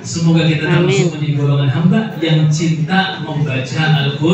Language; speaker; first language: Indonesian; native; Indonesian